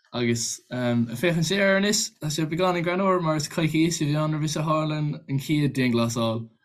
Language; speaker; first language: Irish; native; Irish